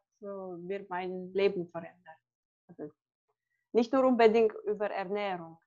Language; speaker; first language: German; non-native, fluent; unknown